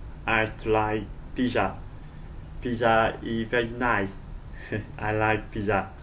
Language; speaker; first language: English; non-native, learner; Vietnamese